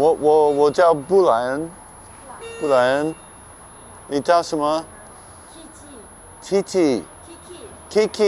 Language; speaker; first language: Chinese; non-native, learner; English